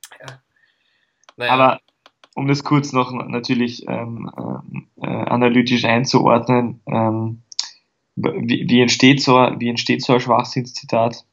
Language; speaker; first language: German; native; German